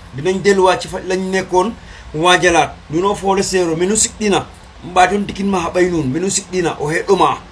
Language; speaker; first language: Wolof; non-native, local second language; Serer